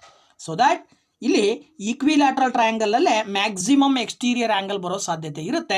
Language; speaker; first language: Kannada; native; Kannada